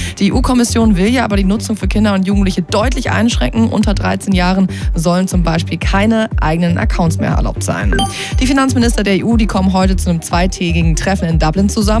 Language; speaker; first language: German; native; German